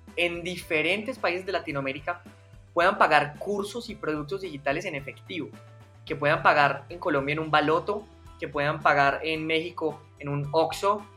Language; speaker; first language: Spanish; native; Spanish